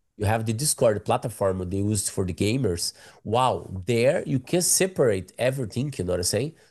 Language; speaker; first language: English; non-native, learner; Portuguese